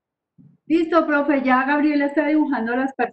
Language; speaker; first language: Spanish; native; Spanish